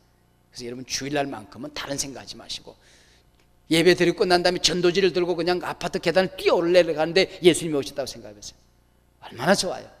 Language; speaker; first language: Korean; native; Korean